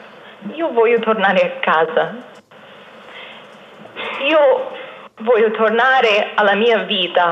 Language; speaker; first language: Italian; non-native, fluent; English